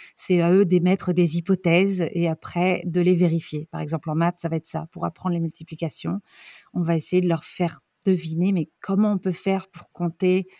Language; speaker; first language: French; native; French